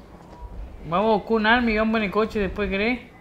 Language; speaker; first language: Spanish; native; Spanish